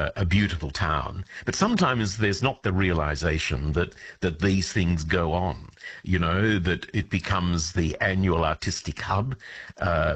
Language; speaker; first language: English; native; English